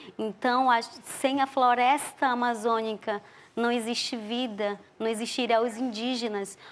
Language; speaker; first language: Portuguese; non-native, local second language; Ticuna